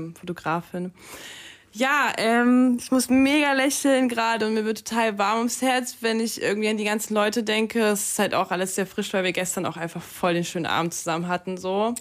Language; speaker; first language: German; early bilingual, other home language; Russian